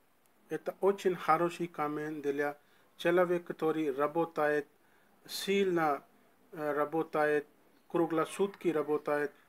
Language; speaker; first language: Russian; non-native, learner; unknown